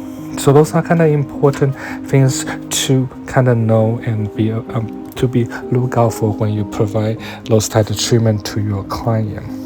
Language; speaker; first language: English; non-native, fluent; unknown